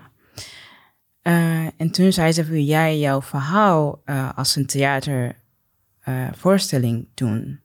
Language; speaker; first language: Dutch; non-native, learner; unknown